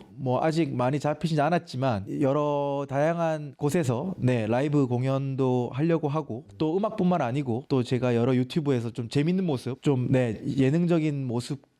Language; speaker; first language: Korean; native; Korean